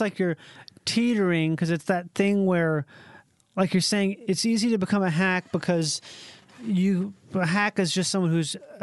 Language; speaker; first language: English; native; English